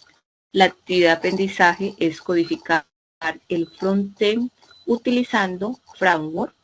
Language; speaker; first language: Spanish; native; Spanish